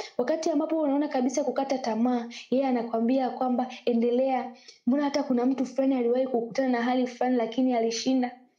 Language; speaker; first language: Swahili; native; Swahili